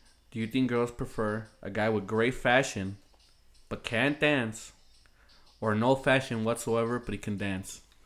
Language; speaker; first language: English; native; English